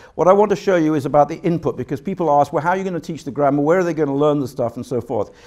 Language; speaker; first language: English; native; English